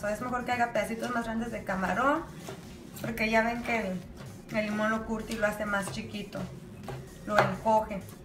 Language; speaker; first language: Spanish; early bilingual, heritage; Spanish